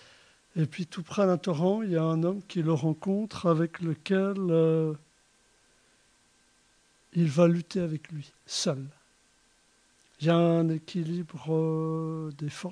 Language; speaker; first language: French; native; French